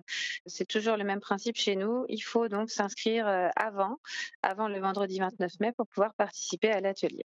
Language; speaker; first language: French; native; French